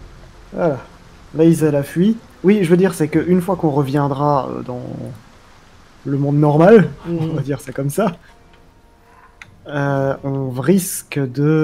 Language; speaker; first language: French; native; French